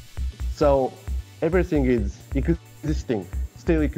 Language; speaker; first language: English; non-native, learner; Japanese